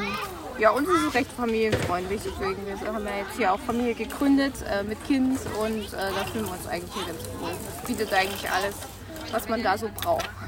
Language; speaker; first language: German; native; German